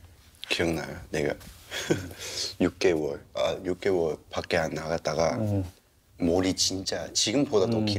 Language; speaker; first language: Korean; non-native, fluent; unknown